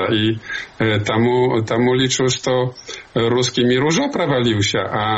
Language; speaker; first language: Polish; non-native, learner; Belarusian